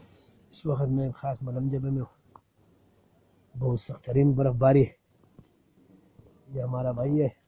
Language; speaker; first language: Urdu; non-native, local second language; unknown